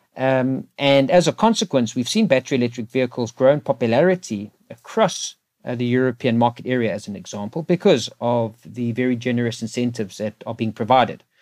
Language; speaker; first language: English; native; English